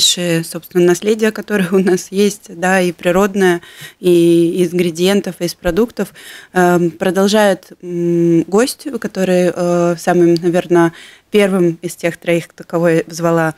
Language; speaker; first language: Russian; native; Russian